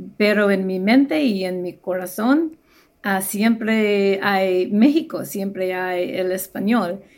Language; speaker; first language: Spanish; non-native, fluent; English